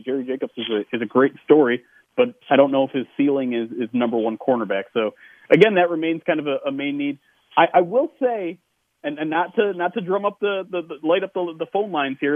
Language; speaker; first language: English; native; English